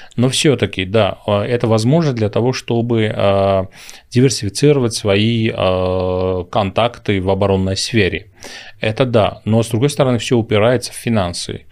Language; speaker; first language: Russian; non-native, local second language; Armenian